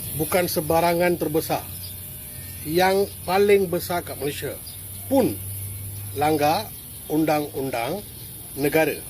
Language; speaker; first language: Malay; non-native, local second language; Tamil